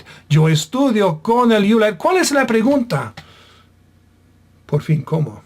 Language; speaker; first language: Spanish; non-native, fluent; English